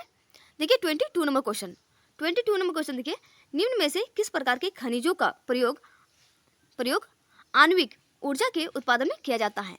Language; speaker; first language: Hindi; native; Hindi